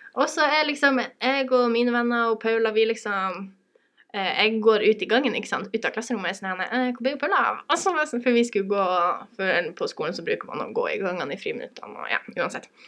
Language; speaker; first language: Norwegian; native; Norwegian